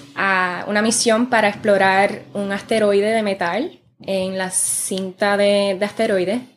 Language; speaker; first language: Spanish; early bilingual, heritage; Spanish